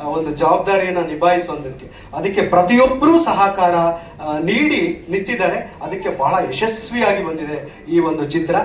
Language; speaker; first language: Kannada; native; Kannada